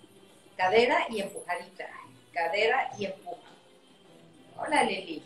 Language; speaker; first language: Spanish; native; Spanish